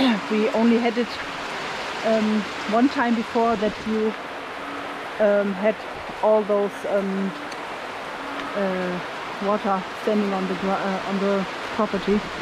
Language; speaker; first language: English; non-native, fluent; German